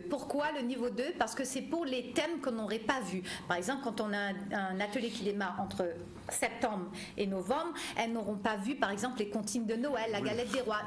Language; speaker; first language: French; native; French